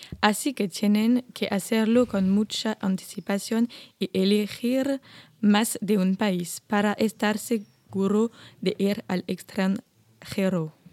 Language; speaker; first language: Spanish; non-native, learner; French